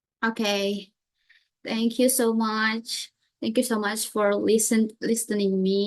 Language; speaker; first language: English; non-native, learner; Indonesian